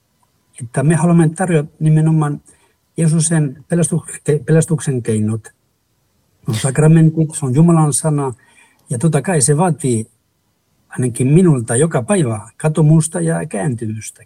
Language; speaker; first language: Finnish; non-native, fluent; Spanish